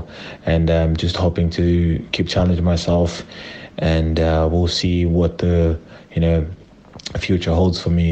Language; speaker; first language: English; non-native, local second language; Shona